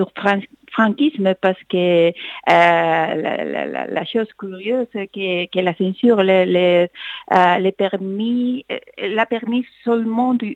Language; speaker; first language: French; non-native, fluent; Spanish